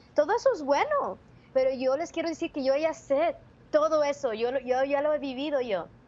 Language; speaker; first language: Spanish; early bilingual, heritage; Spanish